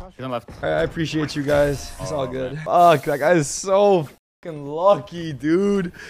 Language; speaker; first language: English; early bilingual, heritage; Turkish